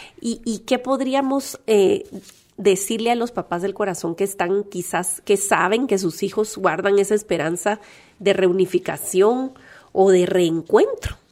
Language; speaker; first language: Spanish; native; Spanish